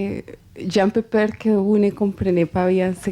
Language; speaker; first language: French; non-native, fluent; Spanish